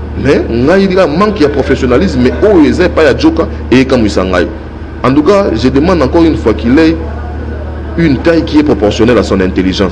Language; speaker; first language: French; non-native, local second language; Lingala